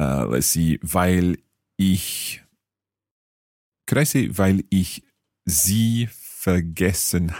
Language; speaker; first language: German; non-native, fluent; English